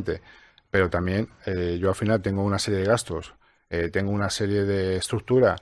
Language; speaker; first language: Spanish; native; Spanish